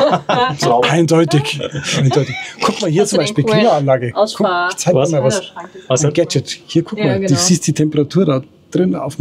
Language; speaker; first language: German; native; German